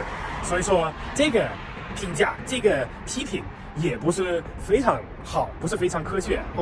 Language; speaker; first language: Chinese; non-native, fluent; German